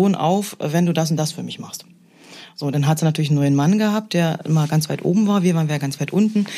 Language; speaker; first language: German; native; German